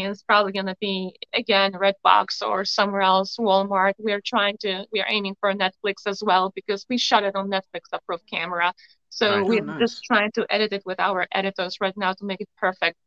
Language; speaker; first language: English; non-native, fluent; Polish